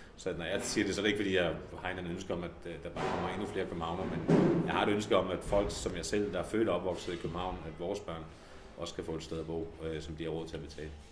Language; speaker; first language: Danish; native; Danish